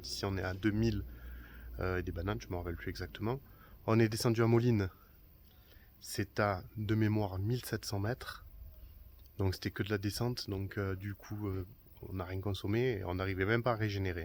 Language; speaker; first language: French; native; French